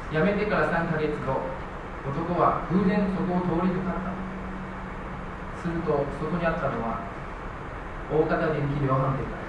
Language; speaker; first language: Japanese; non-native, fluent; Chinese